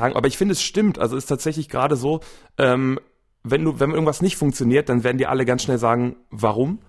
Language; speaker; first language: German; native; German